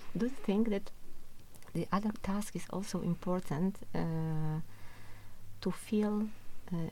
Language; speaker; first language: English; non-native, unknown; Polish